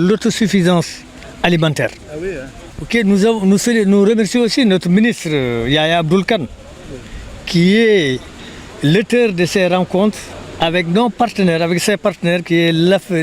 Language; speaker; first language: French; non-native, local second language; Fula